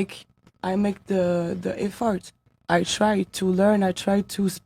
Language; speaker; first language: English; non-native, learner; French